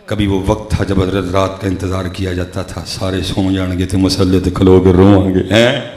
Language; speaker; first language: Urdu; non-native, local second language; Punjabi